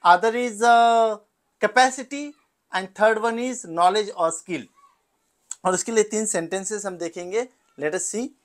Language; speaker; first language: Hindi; non-native, local second language; Marathi